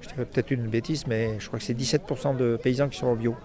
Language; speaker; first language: French; native; French